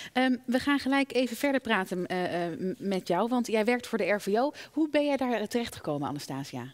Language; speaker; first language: Dutch; native; Dutch